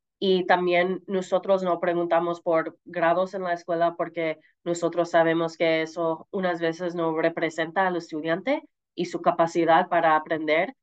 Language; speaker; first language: Spanish; early bilingual, heritage; Spanish